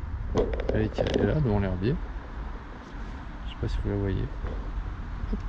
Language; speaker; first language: French; native; French